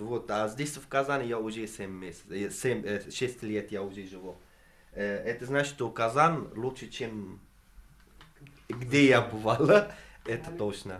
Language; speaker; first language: Russian; non-native, fluent; Arabic